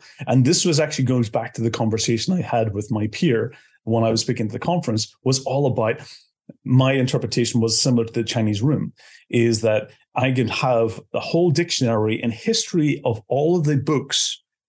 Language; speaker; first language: English; native; English